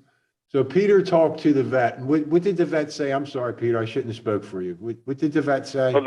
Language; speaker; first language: English; native; English